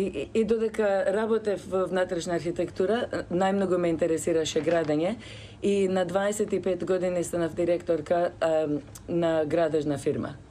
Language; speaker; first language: Macedonian; early bilingual, other home language; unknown